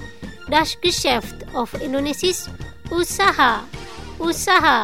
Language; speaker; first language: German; non-native, fluent; Indonesian